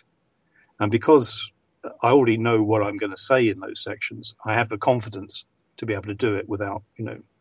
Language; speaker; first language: English; native; English